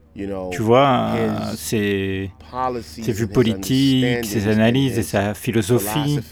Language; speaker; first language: French; non-native, fluent; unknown